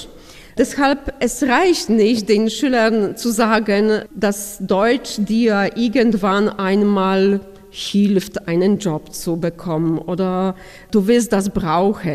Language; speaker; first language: German; non-native, fluent; Polish